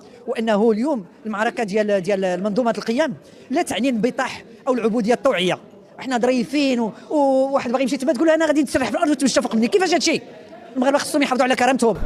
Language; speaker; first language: Arabic; native; Arabic